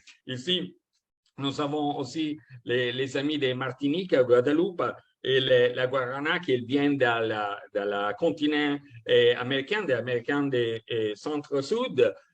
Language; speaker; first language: French; non-native, fluent; Italian